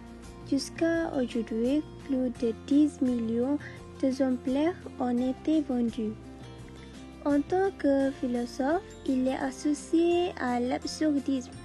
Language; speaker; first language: French; non-native, learner; Malay